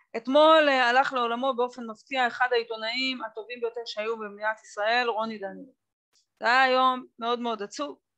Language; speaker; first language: Hebrew; native; Hebrew